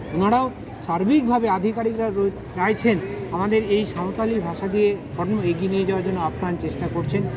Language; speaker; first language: Bangla; non-native, local second language; Santali